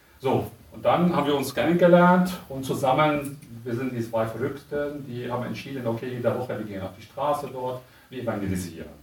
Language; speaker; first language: German; non-native, learner; Arabic